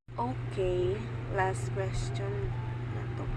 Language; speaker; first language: English; non-native, learner; Filipino